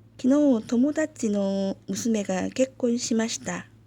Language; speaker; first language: Japanese; non-native, learner; Korean